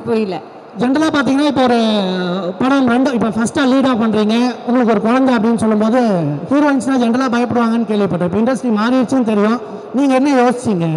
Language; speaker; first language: Tamil; native; Tamil